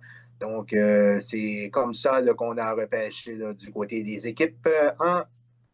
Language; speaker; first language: French; native; French